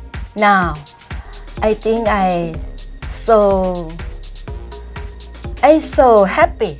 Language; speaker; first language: English; non-native, learner; Thai